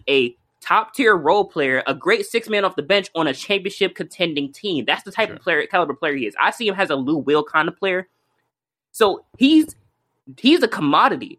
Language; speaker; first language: English; native; English